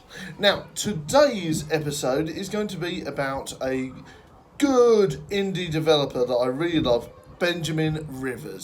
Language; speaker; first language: English; native; English